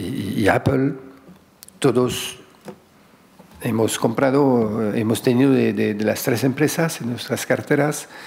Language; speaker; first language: Spanish; non-native, fluent; French